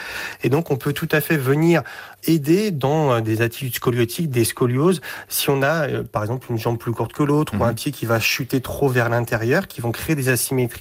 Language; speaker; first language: French; native; French